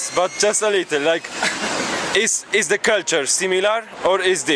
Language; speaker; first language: English; non-native, learner; Polish